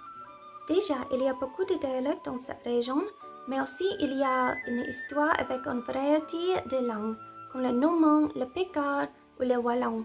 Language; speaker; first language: French; non-native, learner; English